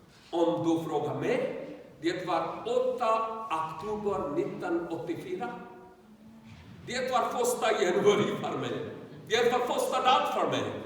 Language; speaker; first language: Swedish; non-native, learner; Urdu